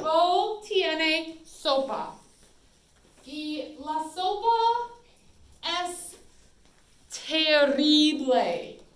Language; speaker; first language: Spanish; non-native, fluent; English